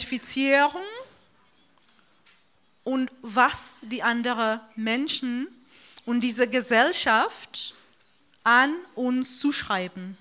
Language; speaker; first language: German; non-native, fluent; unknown